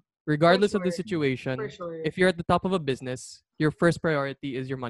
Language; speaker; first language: English; non-native, local second language; Filipino